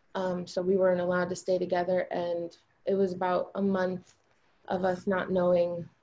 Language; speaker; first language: English; early bilingual, other home language; Albanian